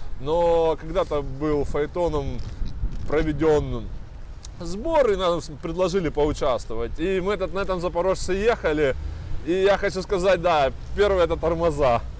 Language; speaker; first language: Russian; native; Russian